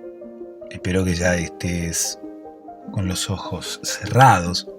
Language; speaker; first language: Spanish; native; Spanish